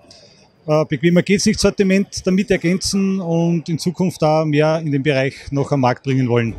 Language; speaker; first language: German; native; German